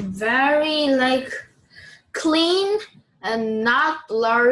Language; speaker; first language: English; non-native, learner; Korean